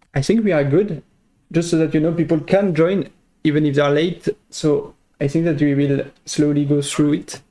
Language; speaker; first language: English; non-native, fluent; French